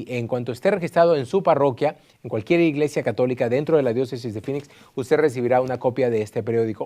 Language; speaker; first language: Spanish; native; Spanish